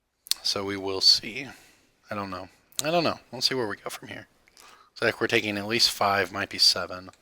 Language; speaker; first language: English; native; English